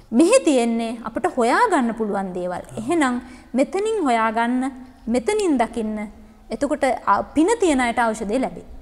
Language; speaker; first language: Sinhala; native; Sinhala